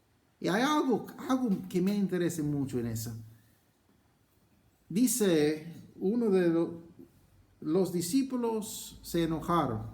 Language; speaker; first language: Spanish; non-native, fluent; English